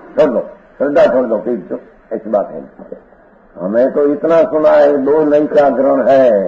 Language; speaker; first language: Hindi; non-native, local second language; Gujarati